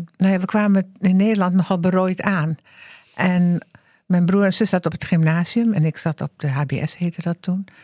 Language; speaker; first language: Dutch; early bilingual, heritage; Dutch